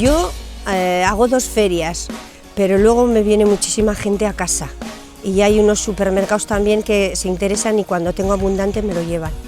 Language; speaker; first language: Spanish; native; Spanish